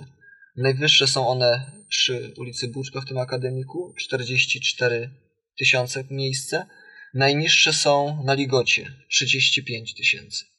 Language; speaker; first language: Polish; native; Polish